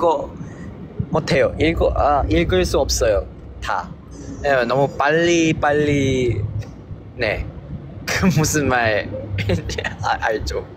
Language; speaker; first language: Korean; non-native, learner; Filipino